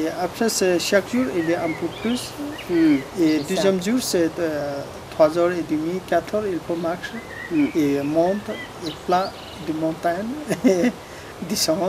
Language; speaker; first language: French; non-native, learner; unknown